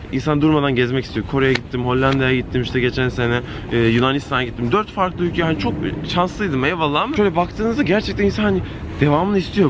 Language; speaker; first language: Turkish; early bilingual, heritage; Turkish